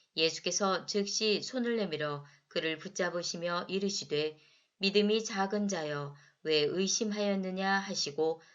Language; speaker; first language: Korean; native; Korean